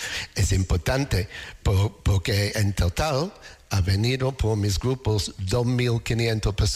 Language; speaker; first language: Spanish; non-native, learner; English